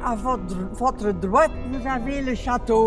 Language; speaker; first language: French; non-native, local second language; Dutch